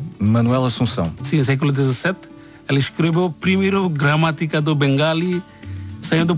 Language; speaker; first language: Portuguese; non-native, learner; Bangla